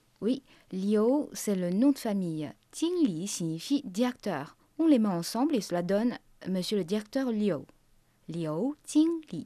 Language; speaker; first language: French; non-native, fluent; Chinese